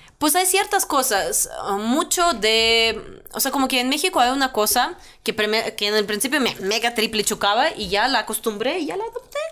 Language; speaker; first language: Spanish; non-native, fluent; Russian